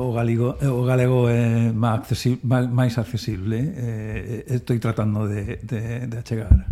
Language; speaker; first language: Galician; non-native, learner; Spanish